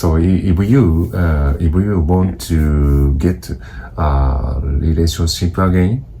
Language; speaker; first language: English; non-native, learner; Japanese